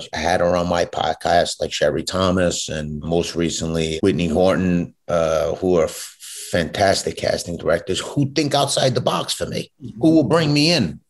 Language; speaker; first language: English; native; English